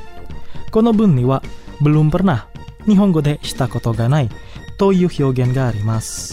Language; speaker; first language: Japanese; non-native, fluent; Indonesian